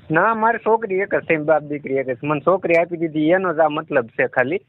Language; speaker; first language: Gujarati; native; Gujarati